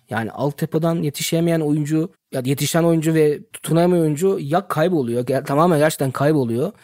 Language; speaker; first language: Turkish; early bilingual, heritage; Turkish